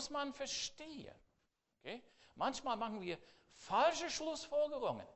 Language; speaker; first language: German; non-native, fluent; English